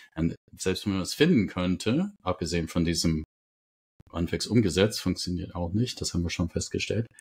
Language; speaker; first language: German; non-native, fluent; English